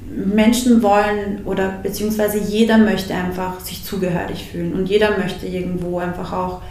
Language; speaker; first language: German; early bilingual, other home language; Bosnian